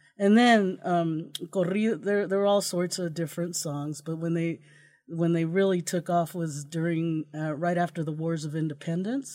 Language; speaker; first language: English; early bilingual, other home language; Spanish